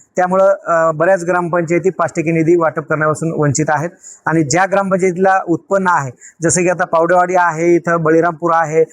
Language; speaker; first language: Marathi; native; Marathi